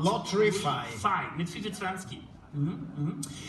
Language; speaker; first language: German; native; German